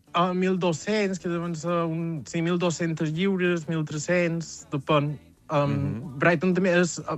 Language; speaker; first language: Catalan; native; Catalan